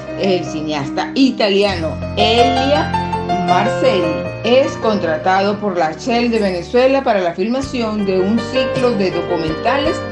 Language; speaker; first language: Spanish; native; Spanish